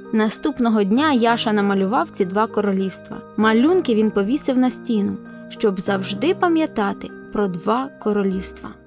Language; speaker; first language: Ukrainian; native; Ukrainian